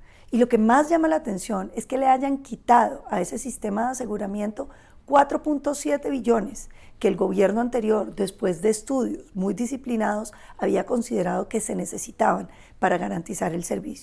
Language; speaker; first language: Spanish; native; Spanish